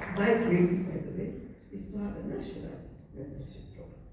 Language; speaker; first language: English; non-native, local second language; Amharic